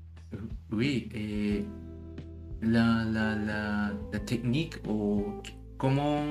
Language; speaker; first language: French; non-native, learner; German